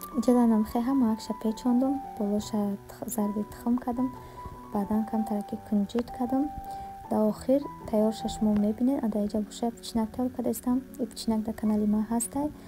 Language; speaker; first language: Tajik; early bilingual, heritage; Tajik